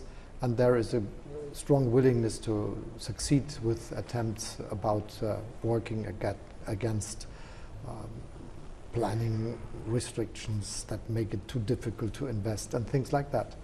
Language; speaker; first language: English; non-native, fluent; German